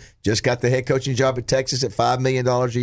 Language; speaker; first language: English; native; English